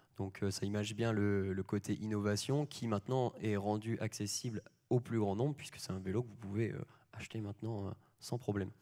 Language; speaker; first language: French; native; French